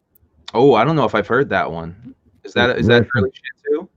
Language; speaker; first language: English; native; English